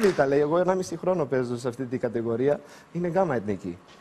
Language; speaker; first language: Greek; non-native, fluent; Serbian